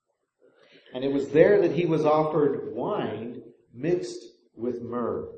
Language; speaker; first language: English; native; English